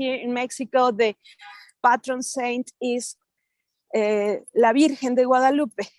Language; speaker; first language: English; non-native, fluent; Spanish